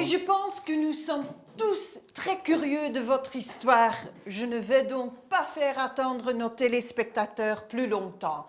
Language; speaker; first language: French; non-native, local second language; Dutch